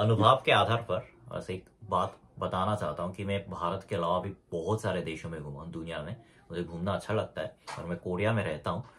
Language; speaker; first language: Hindi; non-native, fluent; Korean